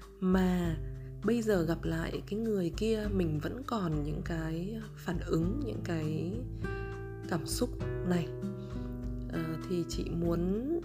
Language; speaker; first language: Vietnamese; native; Vietnamese